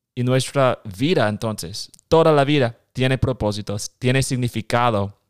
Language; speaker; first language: Spanish; non-native, fluent; English